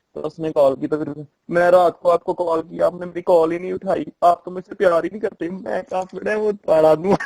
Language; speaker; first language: Urdu; non-native, local second language; Punjabi